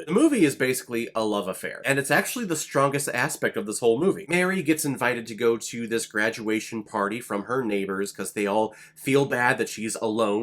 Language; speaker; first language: English; native; English